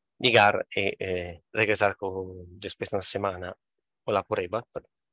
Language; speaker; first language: Spanish; non-native, fluent; Italian